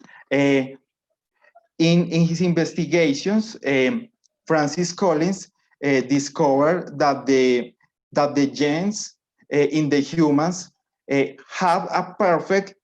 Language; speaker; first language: English; non-native, learner; Spanish